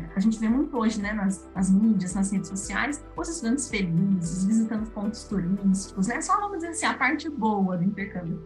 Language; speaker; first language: Portuguese; native; Portuguese